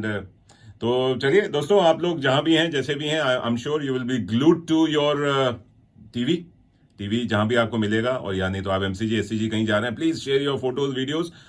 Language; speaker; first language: Hindi; native; Hindi